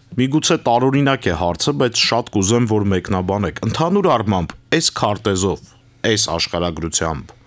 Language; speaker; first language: Armenian; native; Armenian